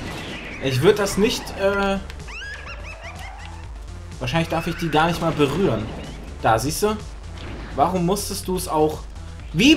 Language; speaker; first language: German; native; German